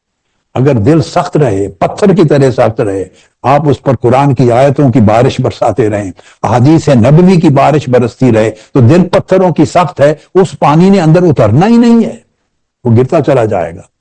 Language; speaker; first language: Urdu; native; Urdu